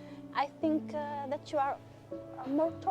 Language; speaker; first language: English; non-native, learner; Spanish